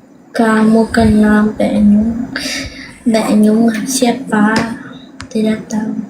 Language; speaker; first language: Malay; non-native, learner; Vietnamese